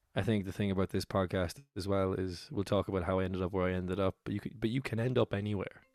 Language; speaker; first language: English; native; English